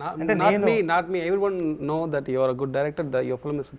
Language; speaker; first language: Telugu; non-native, learner; Tamil